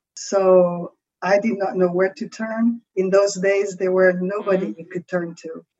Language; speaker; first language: English; non-native, fluent; French